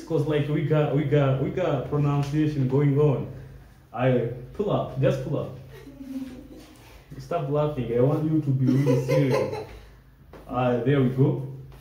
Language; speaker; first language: English; non-native, fluent; Lingala